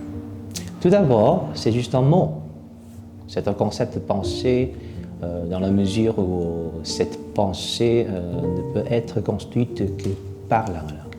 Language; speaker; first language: French; non-native, fluent; Korean